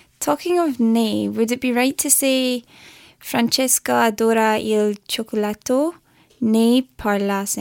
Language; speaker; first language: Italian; non-native, learner; English